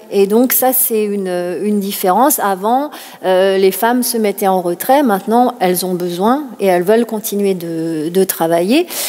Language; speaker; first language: French; native; French